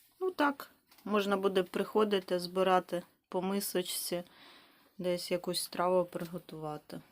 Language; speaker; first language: Ukrainian; native; Ukrainian